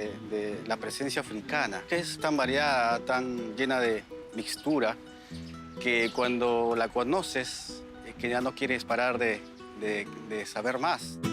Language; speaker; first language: Spanish; native; Spanish